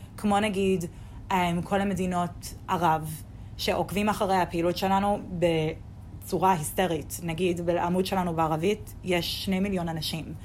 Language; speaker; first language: Hebrew; non-native, fluent; English